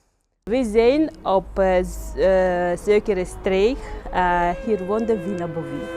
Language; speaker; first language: Dutch; non-native, learner; Georgian